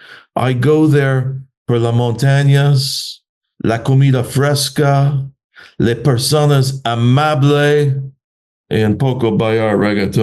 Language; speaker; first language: Spanish; non-native, learner; English